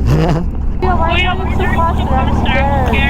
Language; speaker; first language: English; non-native, learner; Russian